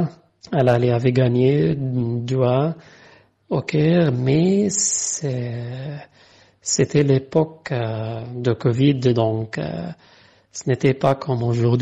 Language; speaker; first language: French; non-native, fluent; Arabic